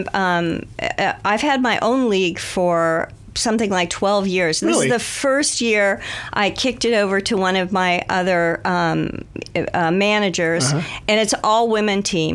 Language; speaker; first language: English; native; English